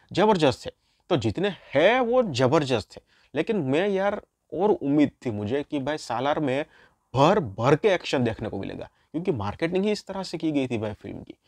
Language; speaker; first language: Hindi; non-native, local second language; Gujarati